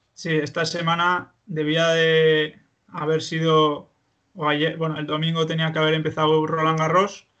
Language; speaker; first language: Spanish; native; Spanish